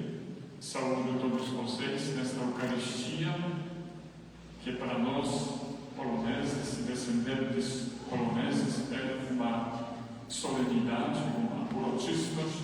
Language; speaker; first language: Portuguese; non-native, fluent; Polish